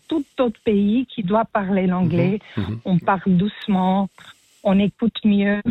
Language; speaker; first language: French; non-native, fluent; English